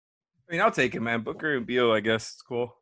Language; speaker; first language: English; native; English